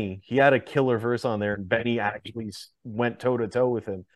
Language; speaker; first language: English; native; English